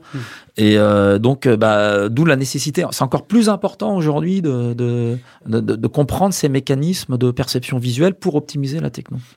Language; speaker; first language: French; native; French